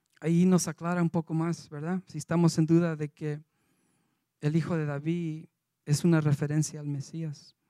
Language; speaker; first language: Spanish; early bilingual, heritage; Spanish